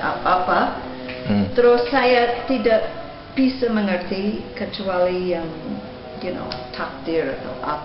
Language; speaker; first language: Indonesian; non-native, fluent; English